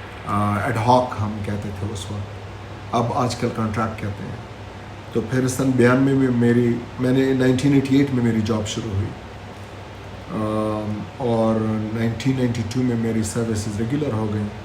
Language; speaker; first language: Hindi; non-native, local second language; Pashto